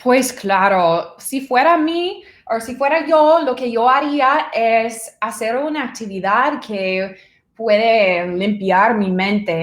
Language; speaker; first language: Spanish; non-native, fluent; English